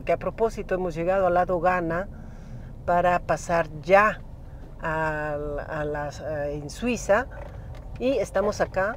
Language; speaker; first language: Spanish; native; Spanish